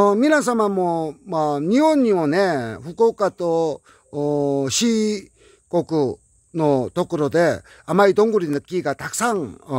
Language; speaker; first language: Japanese; non-native, learner; Korean